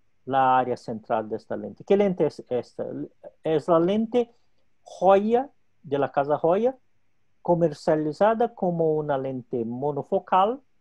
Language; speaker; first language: Spanish; non-native, local second language; Portuguese